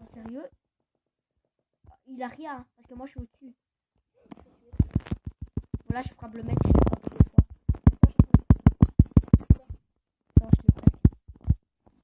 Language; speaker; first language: French; native; French